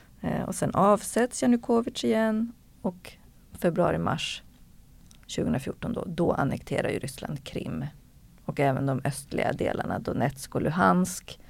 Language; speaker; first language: Swedish; native; Swedish